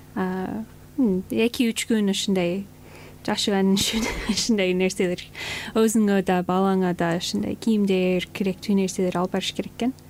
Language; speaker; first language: Kyrgyz; non-native, fluent; English